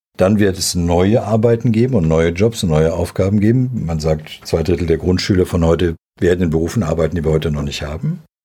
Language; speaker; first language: German; early bilingual, other home language; Serbian